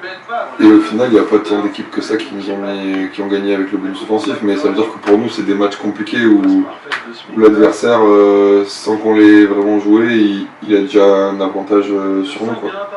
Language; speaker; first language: French; native; French